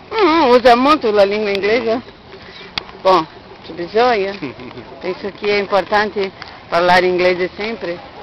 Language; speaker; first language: Italian; non-native, learner; Portuguese